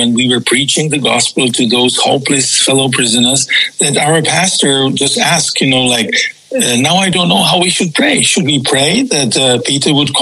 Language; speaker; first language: English; non-native, fluent; Czech